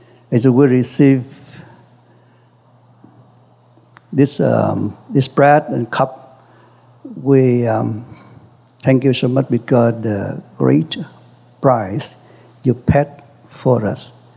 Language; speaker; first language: English; non-native, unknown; Vietnamese